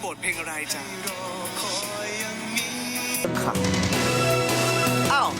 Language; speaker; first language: Thai; native; Thai